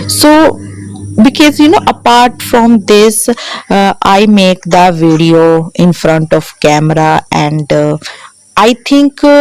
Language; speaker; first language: English; non-native, learner; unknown